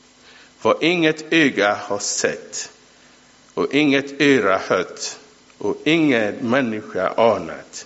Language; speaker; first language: Swedish; non-native, fluent; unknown